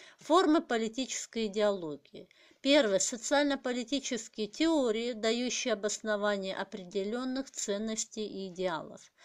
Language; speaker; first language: Russian; non-native, local second language; Kazakh